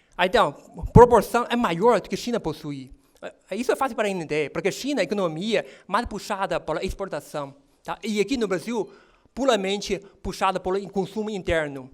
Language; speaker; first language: Portuguese; non-native, fluent; Chinese